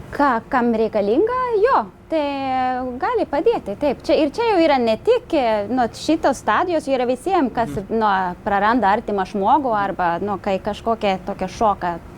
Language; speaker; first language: Lithuanian; non-native, fluent; Swedish